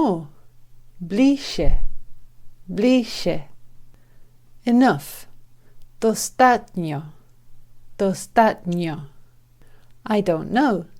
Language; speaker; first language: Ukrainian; non-native, learner; English